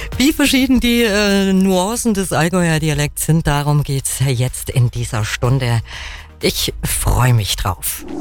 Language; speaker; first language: German; native; German